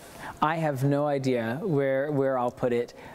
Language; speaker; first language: English; native; English